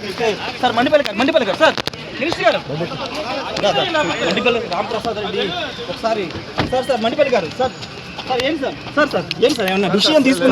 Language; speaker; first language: Telugu; native; Telugu